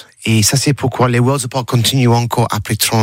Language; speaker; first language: French; non-native, learner; English